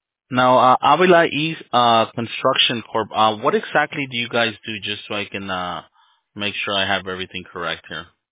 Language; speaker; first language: English; early bilingual, other home language; Spanish